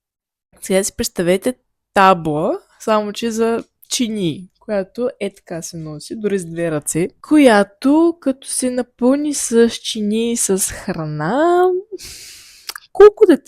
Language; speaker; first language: Bulgarian; native; Bulgarian